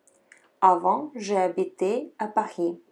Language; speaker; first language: French; non-native, fluent; Russian